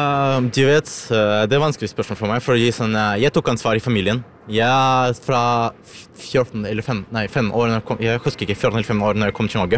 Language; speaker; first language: Norwegian; non-native, learner; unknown